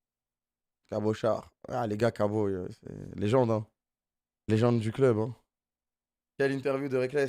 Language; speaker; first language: French; native; French